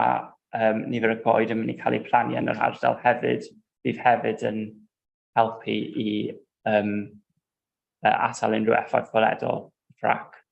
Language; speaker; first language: Welsh; non-native, local second language; English